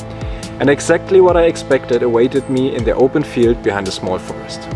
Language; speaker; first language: English; non-native, fluent; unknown